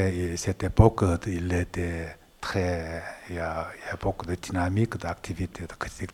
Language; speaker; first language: French; non-native, learner; Korean